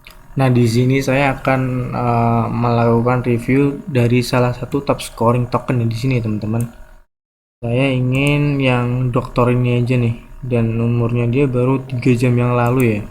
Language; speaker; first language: Indonesian; native; Indonesian